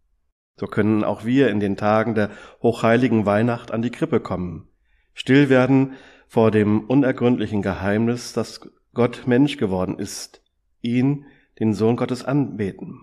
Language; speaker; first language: German; native; German